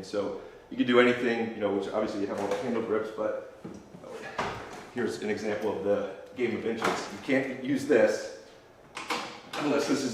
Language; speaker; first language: English; native; English